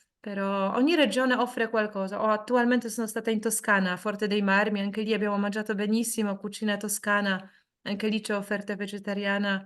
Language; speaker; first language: Italian; non-native, fluent; Polish